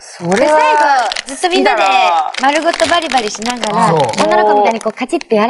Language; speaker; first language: Japanese; native; Japanese